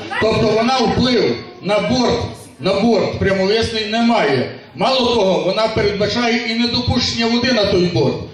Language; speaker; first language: Ukrainian; native; Ukrainian